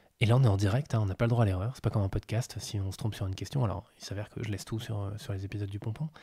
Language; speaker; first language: French; native; French